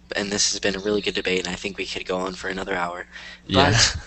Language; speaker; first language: English; native; English